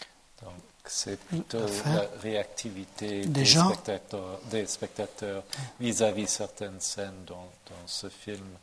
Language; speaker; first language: French; non-native, fluent; English